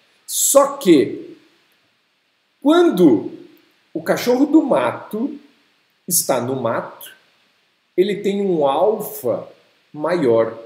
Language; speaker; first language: Portuguese; native; Portuguese